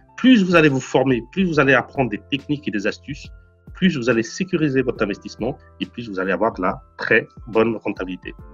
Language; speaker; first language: French; non-native, fluent; Portuguese